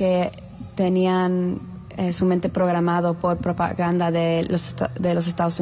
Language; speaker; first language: Spanish; early bilingual, heritage; English